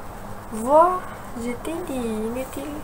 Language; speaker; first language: French; non-native, learner; Malay